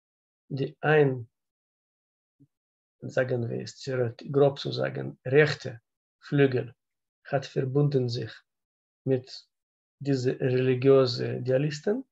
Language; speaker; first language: German; non-native, learner; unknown